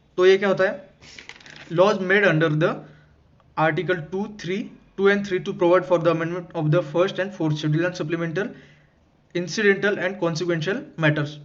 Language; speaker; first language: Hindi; non-native, local second language; Marathi